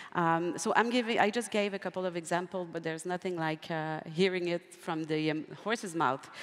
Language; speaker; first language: English; non-native, fluent; French